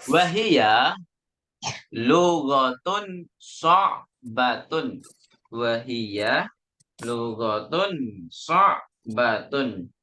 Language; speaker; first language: Arabic; non-native, fluent; Indonesian